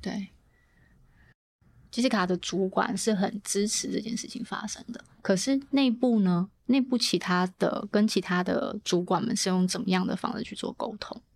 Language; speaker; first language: Chinese; native; Chinese